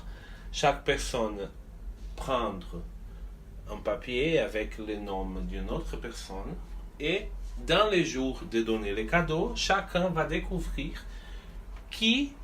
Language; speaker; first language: French; non-native, fluent; Portuguese